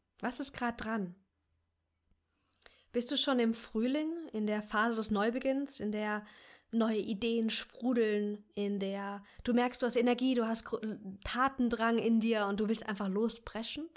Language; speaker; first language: German; native; German